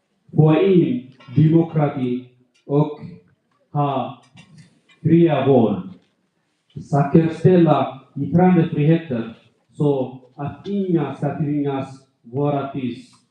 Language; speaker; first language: Swedish; non-native, fluent; Tigrinya